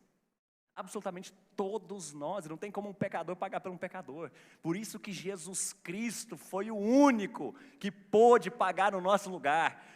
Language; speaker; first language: Portuguese; native; Portuguese